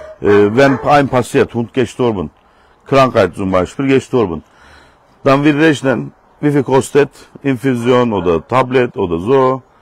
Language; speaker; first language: German; non-native, learner; Turkish